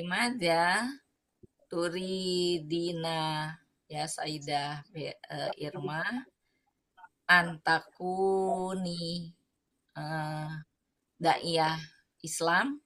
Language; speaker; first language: Arabic; non-native, learner; Indonesian